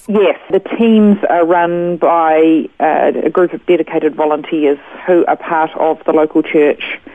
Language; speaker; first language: English; native; English